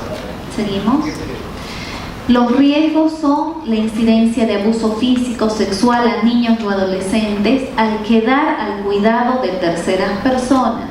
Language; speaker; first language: Spanish; native; Spanish